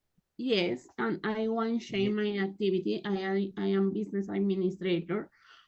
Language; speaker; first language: English; non-native, learner; Spanish